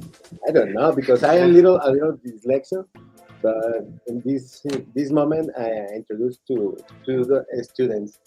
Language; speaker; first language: English; non-native, learner; Spanish